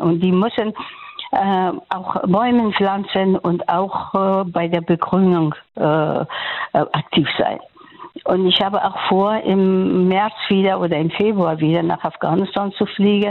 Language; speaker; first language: German; non-native, fluent; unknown